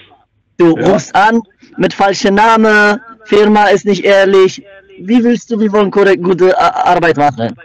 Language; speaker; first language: German; native; German